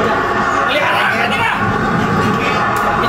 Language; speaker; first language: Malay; non-native, local second language; Sundanese